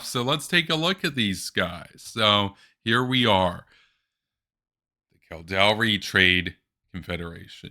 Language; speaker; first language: English; native; English